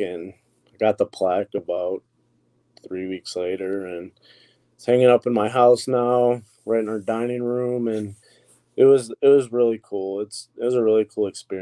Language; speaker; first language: English; native; English